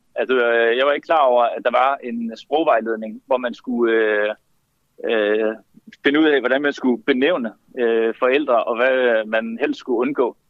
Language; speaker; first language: Danish; native; Danish